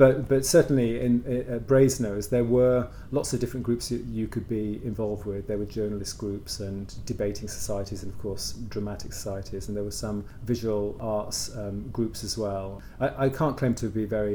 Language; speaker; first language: English; native; English